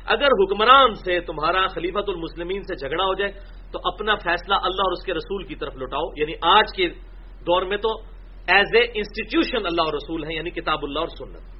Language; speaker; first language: Urdu; non-native, local second language; Punjabi